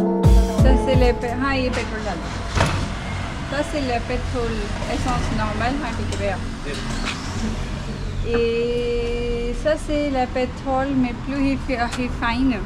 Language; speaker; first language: French; non-native, fluent; Hindi